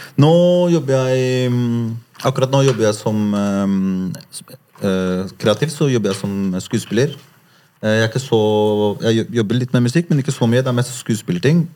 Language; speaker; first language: Norwegian; early bilingual, other home language; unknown